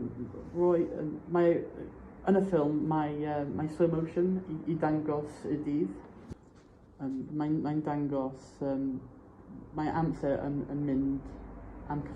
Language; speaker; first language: Welsh; non-native, local second language; English